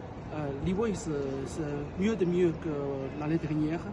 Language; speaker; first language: French; non-native, learner; Chinese